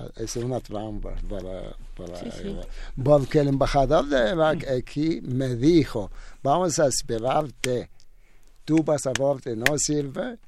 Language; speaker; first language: Spanish; non-native, learner; Arabic